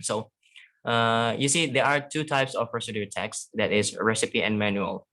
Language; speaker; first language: English; non-native, fluent; Indonesian